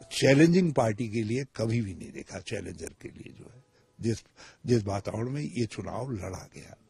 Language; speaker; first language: Hindi; native; Hindi